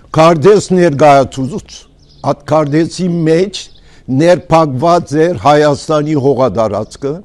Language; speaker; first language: Armenian; early bilingual, heritage; Armenian